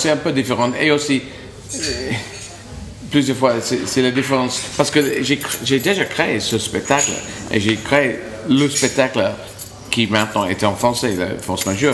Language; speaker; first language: French; non-native, learner; English